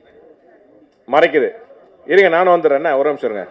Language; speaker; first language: Tamil; native; Tamil